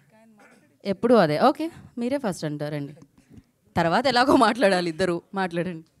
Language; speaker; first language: Telugu; native; Telugu